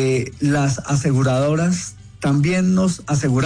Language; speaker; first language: Spanish; native; Spanish